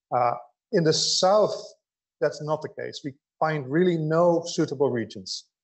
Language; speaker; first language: English; non-native, fluent; Dutch